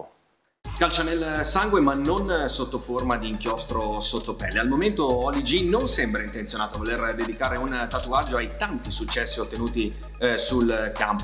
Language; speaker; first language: Italian; native; Italian